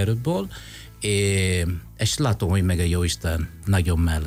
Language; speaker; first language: Hungarian; non-native, fluent; Italian